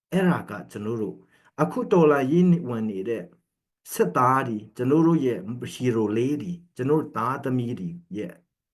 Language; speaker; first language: Burmese; non-native, local second language; Hakha Chin